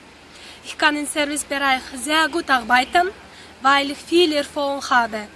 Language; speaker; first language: German; non-native, learner; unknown